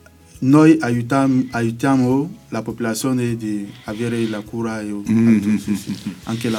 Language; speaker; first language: Italian; non-native, learner; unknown